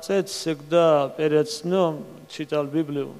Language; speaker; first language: Russian; non-native, learner; Georgian